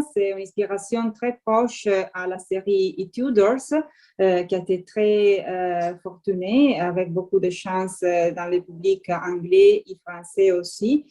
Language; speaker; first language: French; non-native, fluent; Italian